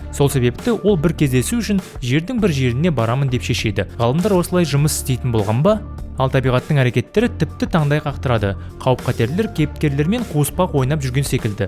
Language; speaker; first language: Kazakh; native; Kazakh